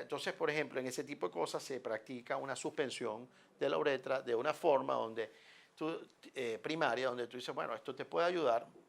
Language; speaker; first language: Spanish; native; Spanish